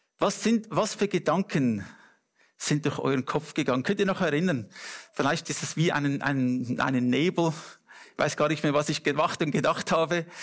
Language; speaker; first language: German; non-native, fluent; English